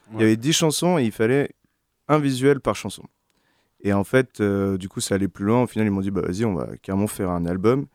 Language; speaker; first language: French; native; French